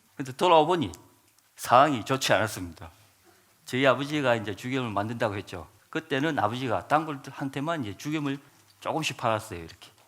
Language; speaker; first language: Korean; native; Korean